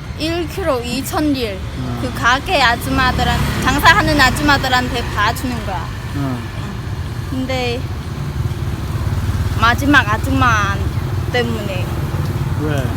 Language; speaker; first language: Korean; non-native, learner; Khmer